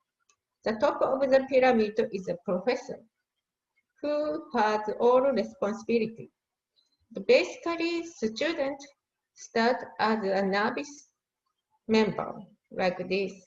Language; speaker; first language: English; non-native, fluent; Japanese